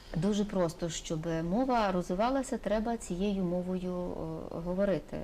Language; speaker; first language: Ukrainian; native; Ukrainian